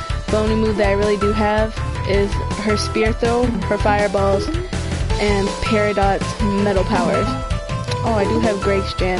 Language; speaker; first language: English; early bilingual, other home language; Spanish